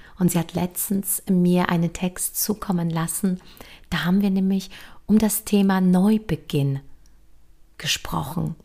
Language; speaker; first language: German; early bilingual, other home language; Polish